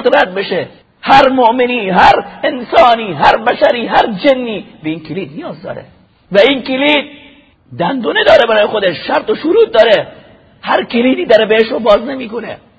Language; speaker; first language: Persian; native; Persian